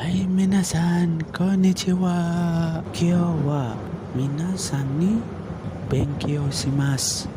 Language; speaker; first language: Japanese; non-native, learner; Indonesian